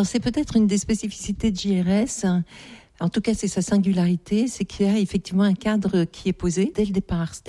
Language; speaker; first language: French; native; French